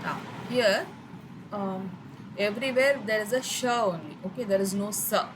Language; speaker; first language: English; non-native, local second language; Tamil